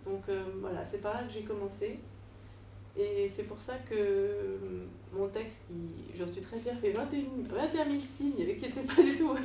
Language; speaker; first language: French; native; French